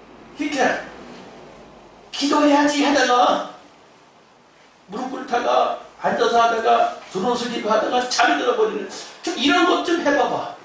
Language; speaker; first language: Korean; native; Korean